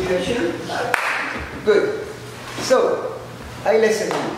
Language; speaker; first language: English; non-native, learner; French